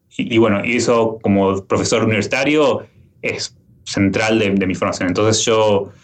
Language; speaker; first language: Spanish; native; Spanish